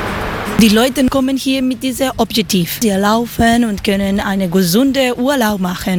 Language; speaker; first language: German; non-native, learner; Spanish